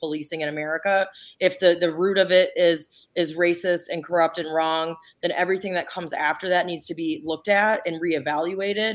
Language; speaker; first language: English; native; English